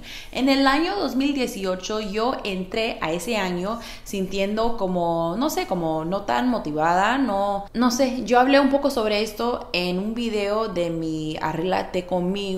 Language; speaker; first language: Spanish; early bilingual, heritage; Spanish